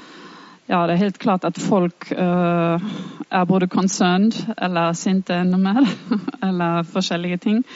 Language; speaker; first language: Norwegian; non-native, fluent; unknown